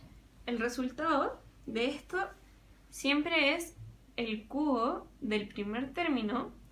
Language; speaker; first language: Spanish; native; Spanish